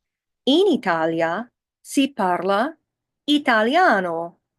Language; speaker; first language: Italian; non-native, fluent; English